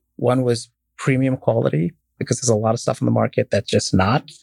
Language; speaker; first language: English; non-native, fluent; Arabic